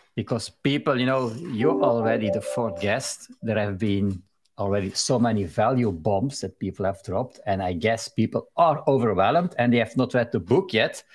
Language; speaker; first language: English; non-native, fluent; Dutch